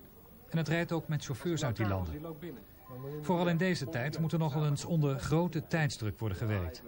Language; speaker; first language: Dutch; native; Dutch